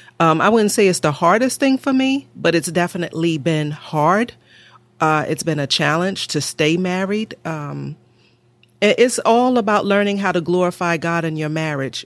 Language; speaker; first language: English; native; English